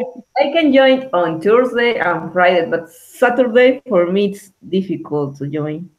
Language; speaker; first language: English; non-native, learner; Spanish